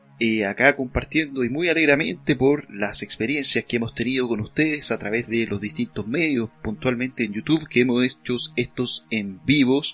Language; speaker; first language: Spanish; native; Spanish